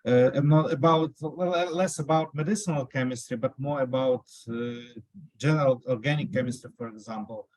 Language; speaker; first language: English; non-native, fluent; Ukrainian